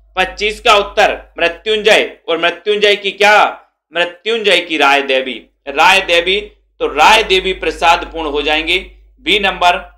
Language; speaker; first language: Hindi; native; Hindi